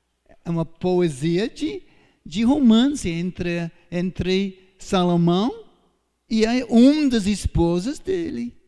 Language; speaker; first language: Portuguese; non-native, fluent; English